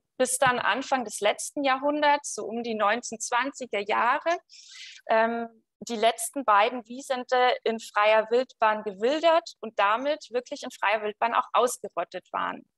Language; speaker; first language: German; native; German